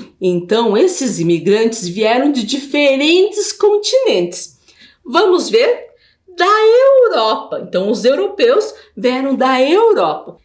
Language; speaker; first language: Portuguese; native; Portuguese